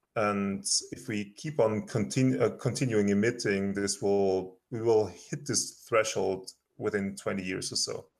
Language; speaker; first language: English; non-native, fluent; German